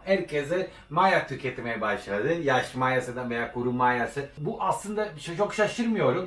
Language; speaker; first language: Turkish; non-native, learner; Italian